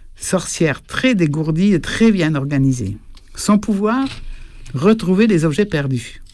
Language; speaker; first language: French; native; French